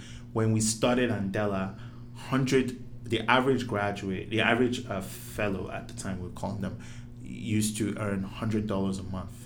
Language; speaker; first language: English; non-native, local second language; Yoruba